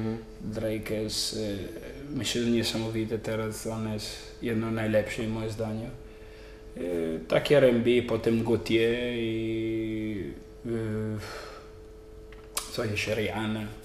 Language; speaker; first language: Polish; non-native, learner; Italian